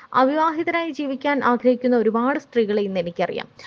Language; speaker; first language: Malayalam; native; Malayalam